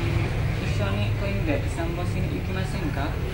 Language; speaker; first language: Japanese; non-native, learner; Indonesian